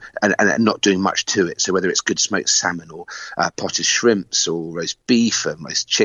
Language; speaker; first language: English; native; English